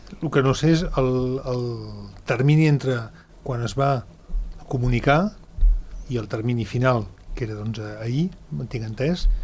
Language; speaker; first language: Catalan; native; Catalan